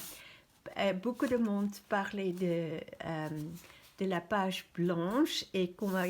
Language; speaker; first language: French; non-native, fluent; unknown